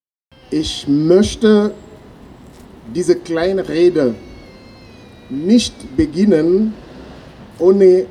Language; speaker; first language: German; non-native, fluent; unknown